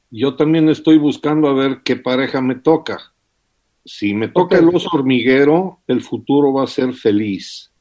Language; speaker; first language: Spanish; early bilingual, heritage; English